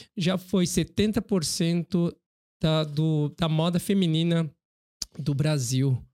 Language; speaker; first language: Portuguese; early bilingual, other home language; Korean